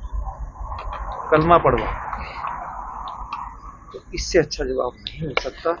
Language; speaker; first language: Hindi; native; Hindi